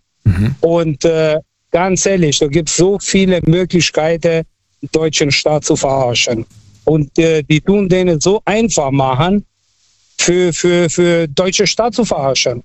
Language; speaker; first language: German; non-native, fluent; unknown